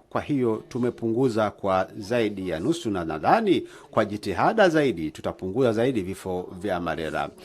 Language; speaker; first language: Swahili; native; Swahili